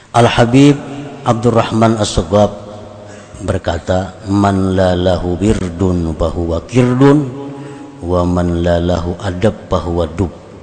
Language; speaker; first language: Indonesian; non-native, local second language; Banjar